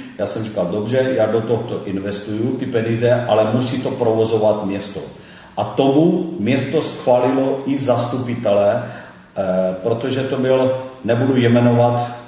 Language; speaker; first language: Czech; non-native, fluent; Hindi